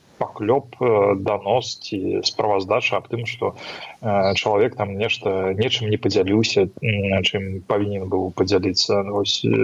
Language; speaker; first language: Belarusian; non-native, local second language; Russian